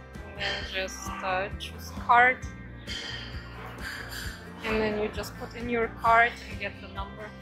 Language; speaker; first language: English; non-native, learner; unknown